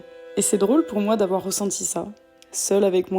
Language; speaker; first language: French; native; French